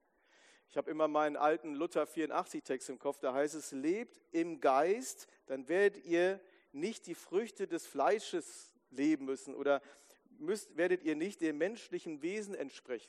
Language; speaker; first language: German; native; German